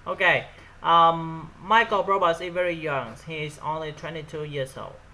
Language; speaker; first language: English; non-native, learner; Vietnamese